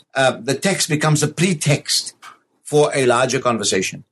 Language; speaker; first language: English; native; English